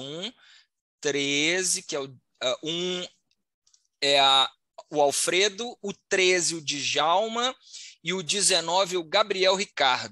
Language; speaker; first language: Portuguese; native; Portuguese